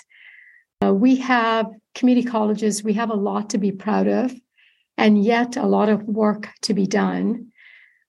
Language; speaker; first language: English; non-native, local second language; Malayalam